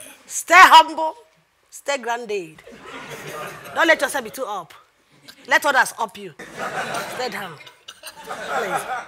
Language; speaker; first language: English; non-native, local second language; Igbo